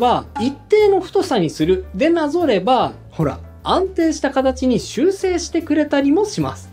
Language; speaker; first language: Japanese; native; Japanese